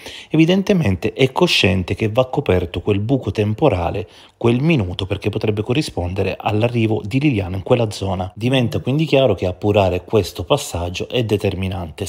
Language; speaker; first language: Italian; native; Italian